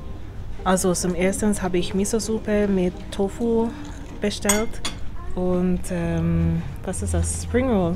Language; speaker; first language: German; non-native, learner; English